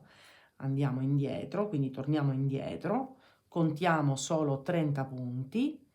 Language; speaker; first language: Italian; native; Italian